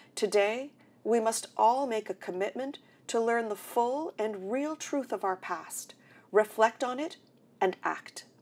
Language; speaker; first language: English; native; English